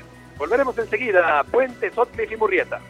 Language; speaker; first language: Spanish; native; Spanish